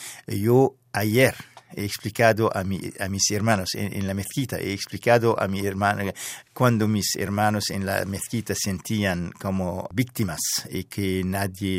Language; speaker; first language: Spanish; non-native, fluent; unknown